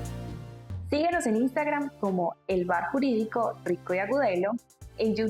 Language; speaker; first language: Spanish; native; Spanish